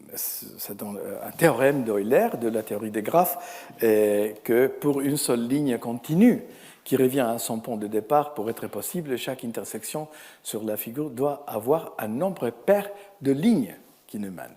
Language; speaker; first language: French; non-native, fluent; Spanish